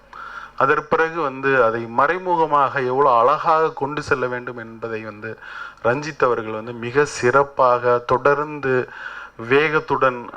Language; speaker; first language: Tamil; native; Tamil